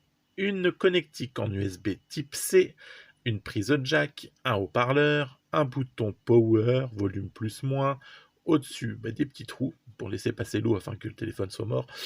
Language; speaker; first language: French; native; French